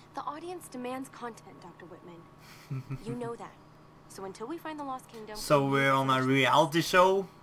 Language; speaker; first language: English; non-native, fluent; Norwegian